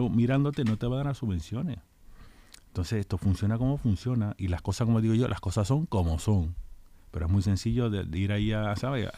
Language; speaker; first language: Spanish; native; Spanish